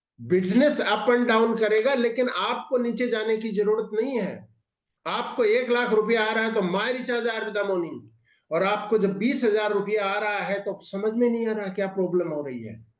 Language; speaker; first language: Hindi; native; Hindi